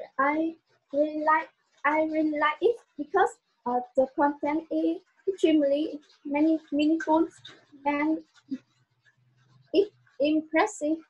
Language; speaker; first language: English; non-native, learner; Vietnamese